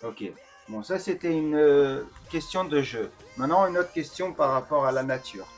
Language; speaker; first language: French; native; French